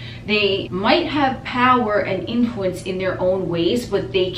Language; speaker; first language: English; native; English